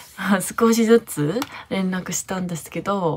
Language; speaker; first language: Japanese; non-native, learner; Korean